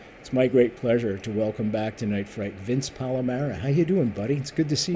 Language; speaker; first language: English; native; English